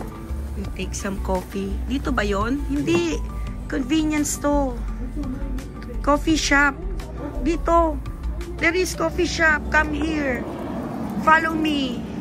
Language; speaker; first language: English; non-native, local second language; Filipino